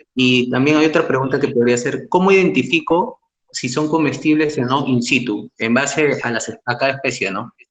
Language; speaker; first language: Spanish; native; Spanish